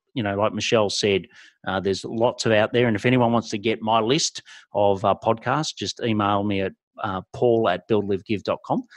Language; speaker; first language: English; native; English